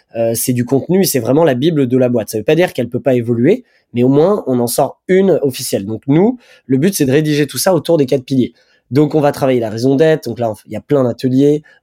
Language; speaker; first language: French; native; French